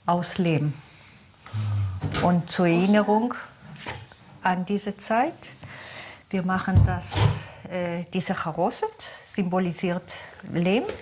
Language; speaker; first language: German; non-native, fluent; Hebrew